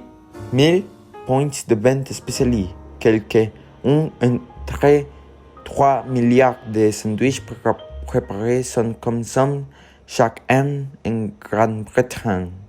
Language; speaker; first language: French; non-native, learner; Spanish